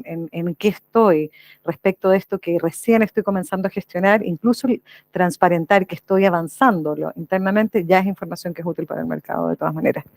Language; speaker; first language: Spanish; native; Spanish